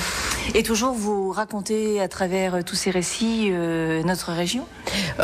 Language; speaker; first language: French; native; French